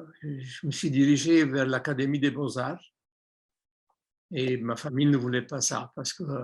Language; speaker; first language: French; non-native, fluent; Armenian